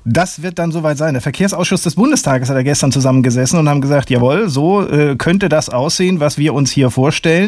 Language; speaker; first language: German; native; German